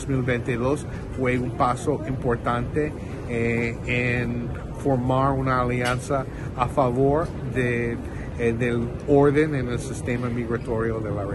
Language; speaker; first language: Spanish; non-native, fluent; English